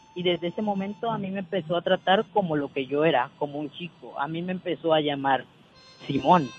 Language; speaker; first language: Spanish; native; Spanish